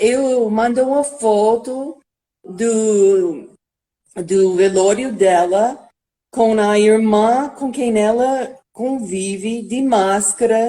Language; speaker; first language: Portuguese; non-native, fluent; English